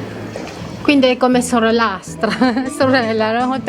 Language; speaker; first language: Italian; non-native, learner; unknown